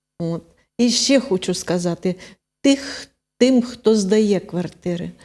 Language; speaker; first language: Ukrainian; non-native, local second language; Russian